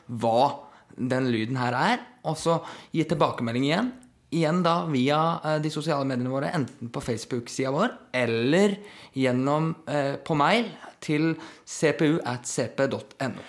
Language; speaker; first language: Norwegian; native; Norwegian